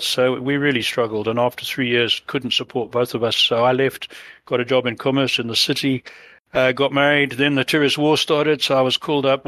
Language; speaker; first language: English; native; English